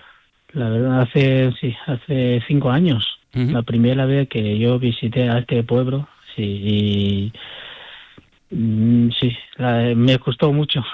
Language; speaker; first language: Spanish; non-native, fluent; Chinese